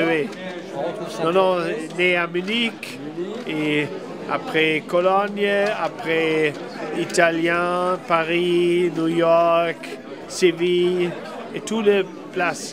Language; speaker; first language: French; non-native, learner; German